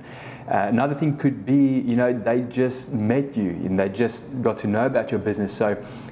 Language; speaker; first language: English; early bilingual, other home language; Afrikaans